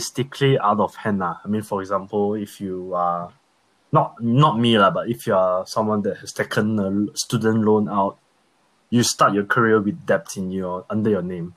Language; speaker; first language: English; early bilingual, other home language; Korean